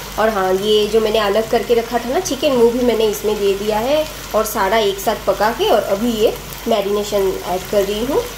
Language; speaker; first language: Hindi; non-native, local second language; Bangla